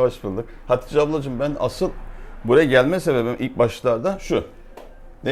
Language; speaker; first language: Turkish; native; Turkish